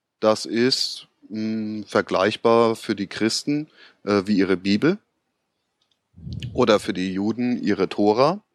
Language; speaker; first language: German; native; German